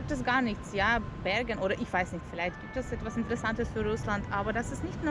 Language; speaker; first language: German; non-native, learner; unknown